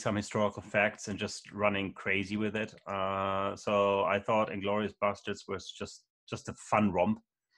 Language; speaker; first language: English; non-native, fluent; German